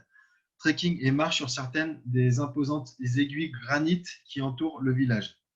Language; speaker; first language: French; native; French